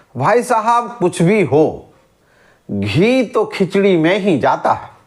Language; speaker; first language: Hindi; native; Hindi